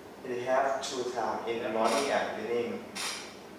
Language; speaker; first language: English; non-native, learner; Thai